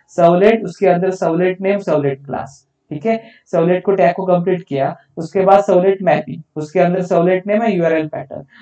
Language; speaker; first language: Hindi; non-native, local second language; Marathi